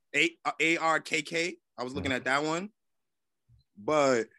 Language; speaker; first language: English; native; English